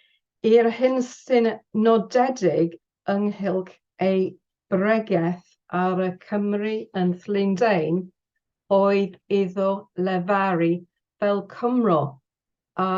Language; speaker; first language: Welsh; non-native, learner; English